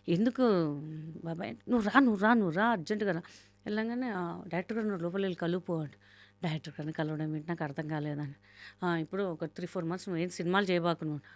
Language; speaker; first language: Telugu; non-native, local second language; Hindi